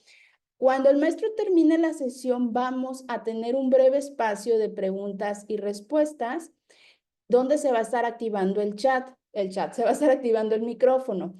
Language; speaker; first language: Spanish; native; Spanish